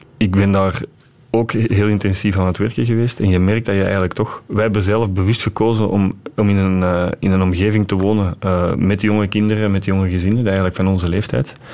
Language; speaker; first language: Dutch; native; Dutch